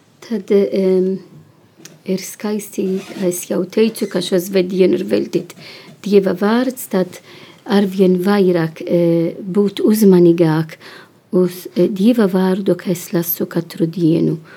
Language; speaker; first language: Latvian; non-native, learner; Italian